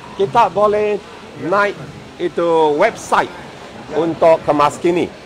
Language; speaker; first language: Malay; non-native, local second language; Chinese